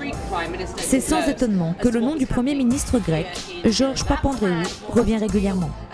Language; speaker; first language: French; native; French